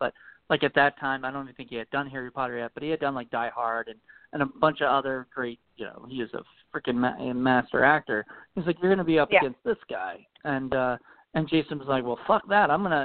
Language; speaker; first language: English; native; English